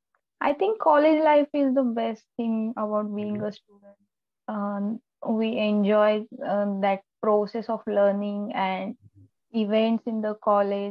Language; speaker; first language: English; non-native, local second language; Marathi